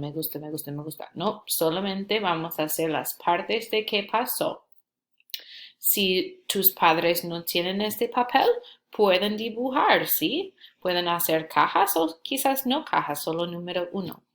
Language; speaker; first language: Spanish; non-native, fluent; English